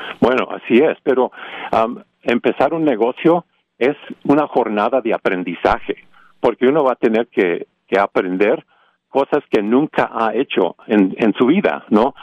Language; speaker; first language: Spanish; early bilingual, heritage; Spanish